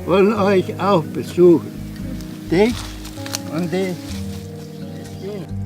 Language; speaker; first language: German; early bilingual, heritage; Portuguese